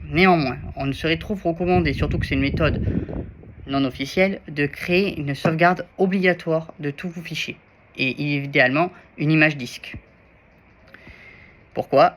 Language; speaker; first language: French; native; French